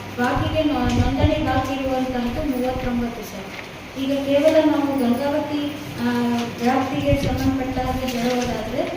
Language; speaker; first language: Kannada; native; Kannada